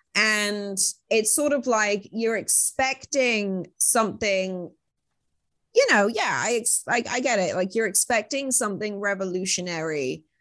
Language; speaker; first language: English; native; English